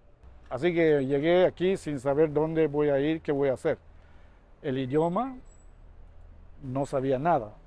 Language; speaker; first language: Spanish; non-native, local second language; Yucateco